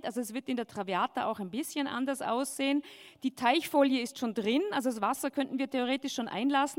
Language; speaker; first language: German; native; German